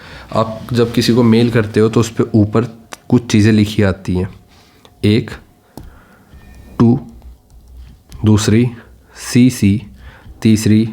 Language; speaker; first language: Hindi; native; Hindi